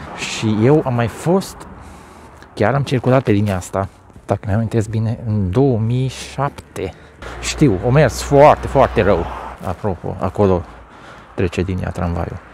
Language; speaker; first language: Romanian; non-native, local second language; Hungarian